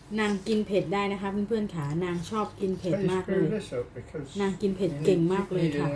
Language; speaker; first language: Thai; native; Thai